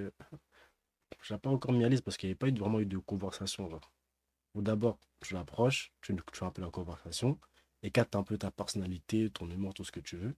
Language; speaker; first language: French; native; French